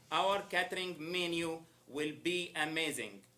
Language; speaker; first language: English; non-native, learner; Arabic